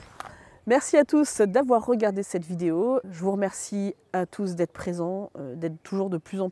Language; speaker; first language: French; native; French